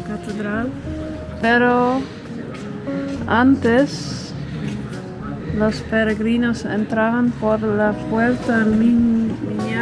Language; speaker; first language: Spanish; non-native, fluent; Dutch